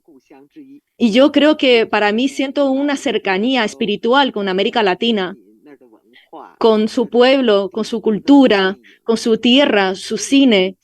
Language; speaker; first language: Spanish; non-native, fluent; Chinese